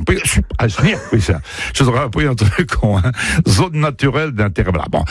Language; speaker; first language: French; native; French